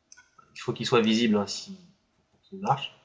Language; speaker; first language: French; native; French